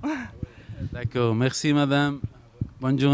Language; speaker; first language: French; non-native, learner; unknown